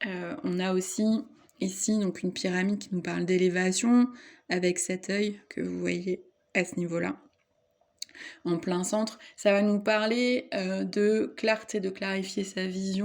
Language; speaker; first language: French; native; French